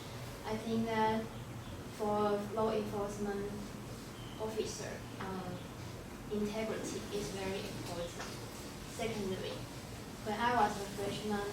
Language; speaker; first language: English; non-native, fluent; Chinese